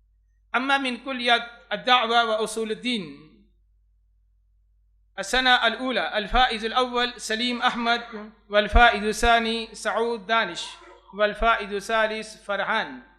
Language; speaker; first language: Arabic; non-native, fluent; Urdu